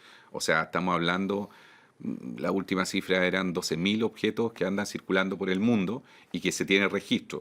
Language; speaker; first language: Spanish; native; Spanish